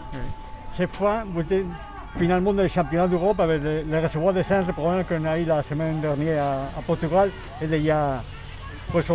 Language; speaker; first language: French; non-native, fluent; Spanish